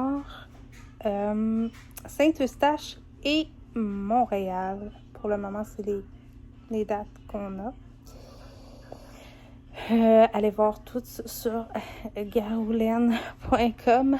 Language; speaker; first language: French; native; French